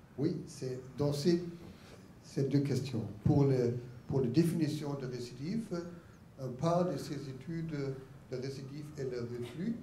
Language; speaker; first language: French; non-native, learner; German